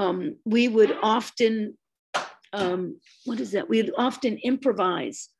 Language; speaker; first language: English; native; English